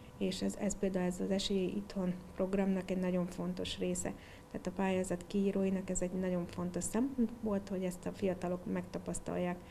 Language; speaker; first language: Hungarian; native; Hungarian